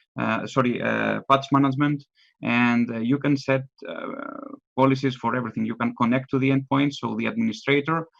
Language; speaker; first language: English; non-native, fluent; Greek